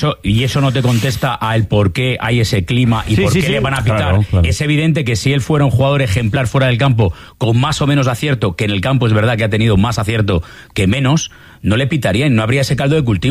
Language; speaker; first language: Spanish; native; Spanish